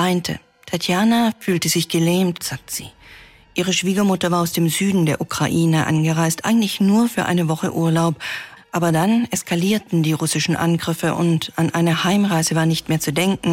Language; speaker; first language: German; native; German